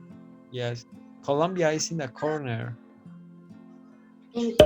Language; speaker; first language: English; non-native, fluent; Spanish